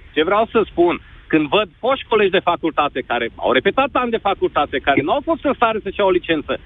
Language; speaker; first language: Romanian; native; Romanian